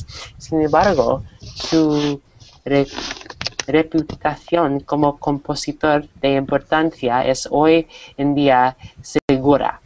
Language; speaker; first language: Spanish; non-native, learner; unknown